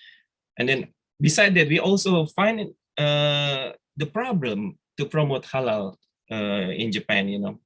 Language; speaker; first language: English; non-native, fluent; Indonesian